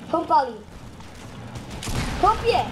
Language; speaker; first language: Turkish; early bilingual, heritage; Turkish